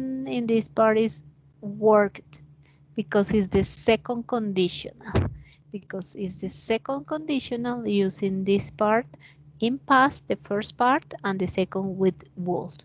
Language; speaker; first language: English; non-native, learner; Spanish